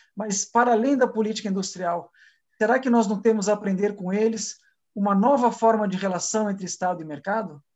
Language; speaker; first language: Portuguese; native; Portuguese